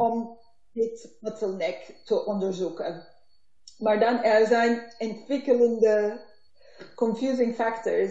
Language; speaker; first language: Dutch; non-native, learner; Turkish